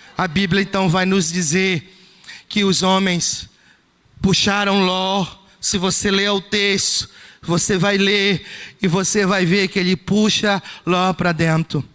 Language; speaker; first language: Portuguese; native; Portuguese